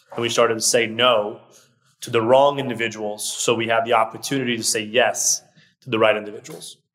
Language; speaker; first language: English; early bilingual, other home language; Portuguese